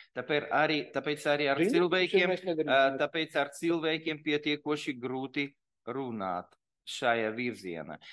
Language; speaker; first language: Latvian; non-native, local second language; Russian